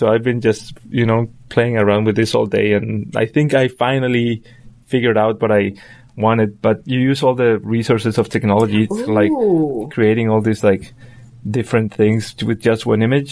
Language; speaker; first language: English; non-native, fluent; Spanish